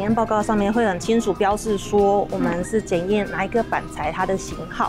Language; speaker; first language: Chinese; native; Chinese